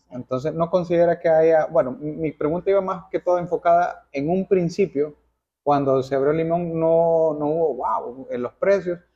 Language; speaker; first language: Spanish; native; Spanish